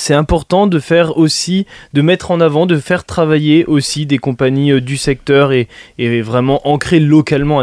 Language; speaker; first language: French; native; French